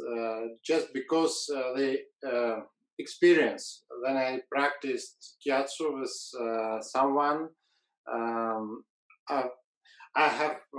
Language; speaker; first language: English; non-native, learner; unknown